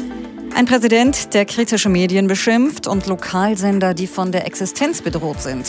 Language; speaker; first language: German; native; German